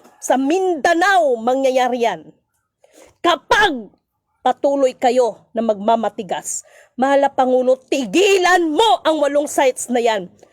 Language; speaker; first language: Filipino; non-native, local second language; Cebuano